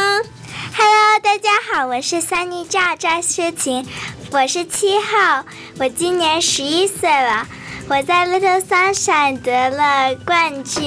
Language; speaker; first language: Chinese; early bilingual, other home language; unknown